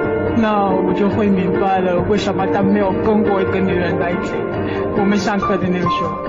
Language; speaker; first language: Chinese; non-native, learner; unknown